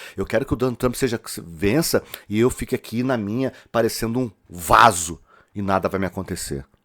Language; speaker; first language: Portuguese; native; Portuguese